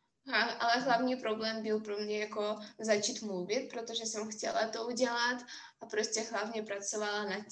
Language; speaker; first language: Czech; non-native, fluent; Russian